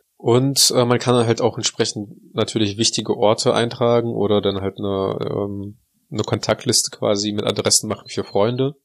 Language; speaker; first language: German; early bilingual, other home language; Russian